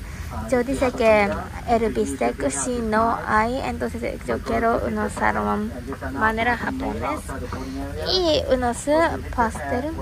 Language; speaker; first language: Spanish; non-native, learner; Japanese